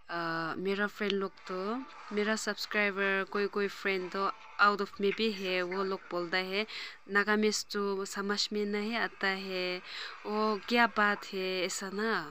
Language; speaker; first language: Hindi; non-native, local second language; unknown